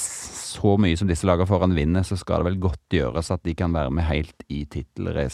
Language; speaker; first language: Norwegian; native; Norwegian